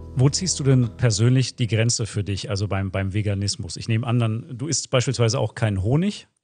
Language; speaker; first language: German; native; German